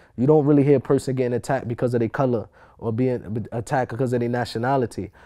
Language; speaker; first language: English; native; English